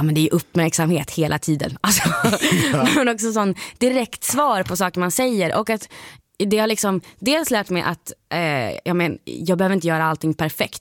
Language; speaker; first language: Swedish; native; Swedish